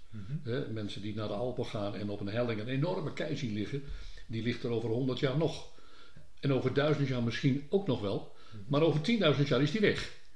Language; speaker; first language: Dutch; native; Dutch